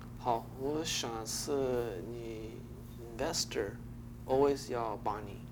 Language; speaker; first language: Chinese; early bilingual, heritage; English